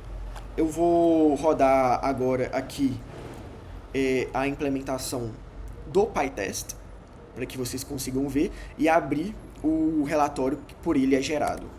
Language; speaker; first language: Portuguese; native; Portuguese